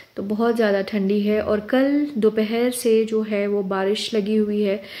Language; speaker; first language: Hindi; non-native, local second language; Urdu